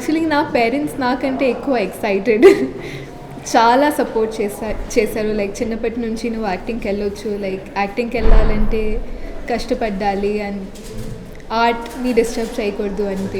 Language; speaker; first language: Telugu; non-native, local second language; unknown